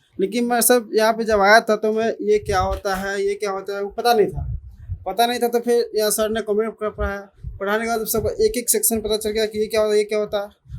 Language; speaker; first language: Hindi; native; Hindi